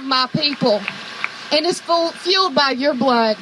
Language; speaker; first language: English; native; English